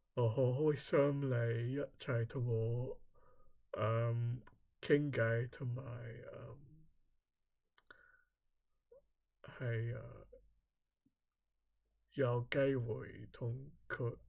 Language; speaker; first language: Cantonese; early bilingual, heritage; Cantonese